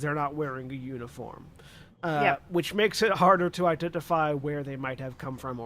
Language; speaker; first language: English; native; English